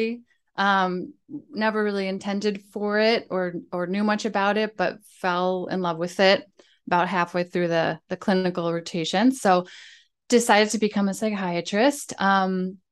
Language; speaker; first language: English; native; English